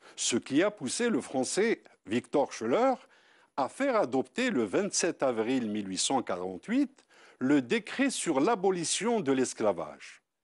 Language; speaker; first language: French; non-native, local second language; Arabic